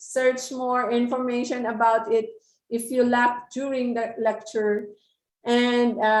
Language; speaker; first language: English; non-native, local second language; Filipino